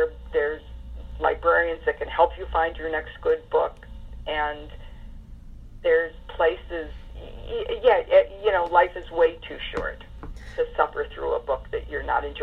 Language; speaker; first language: English; native; English